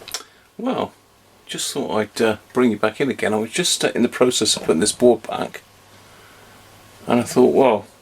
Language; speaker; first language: English; native; English